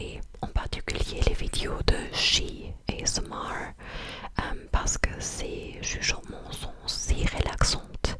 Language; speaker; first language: French; non-native, fluent; English